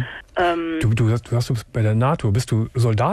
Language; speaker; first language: German; native; German